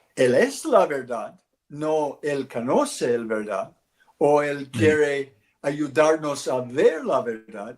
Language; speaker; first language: Spanish; non-native, learner; English